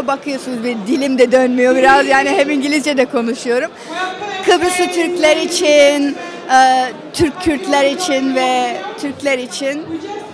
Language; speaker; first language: Turkish; early bilingual, heritage; Turkish